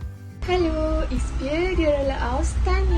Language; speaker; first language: German; non-native, learner; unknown